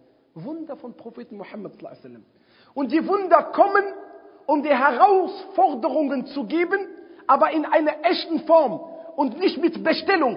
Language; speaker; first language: German; non-native, fluent; Arabic